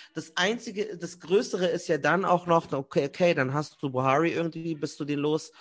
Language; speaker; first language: German; native; German